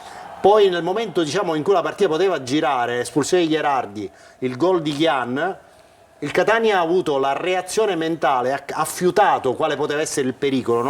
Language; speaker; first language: Italian; native; Italian